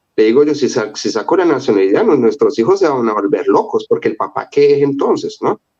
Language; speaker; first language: Spanish; native; Spanish